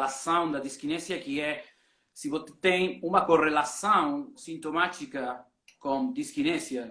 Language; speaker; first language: Portuguese; non-native, learner; Spanish